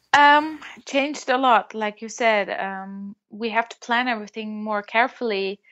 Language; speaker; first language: English; non-native, fluent; Dutch